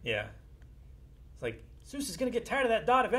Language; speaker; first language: English; native; English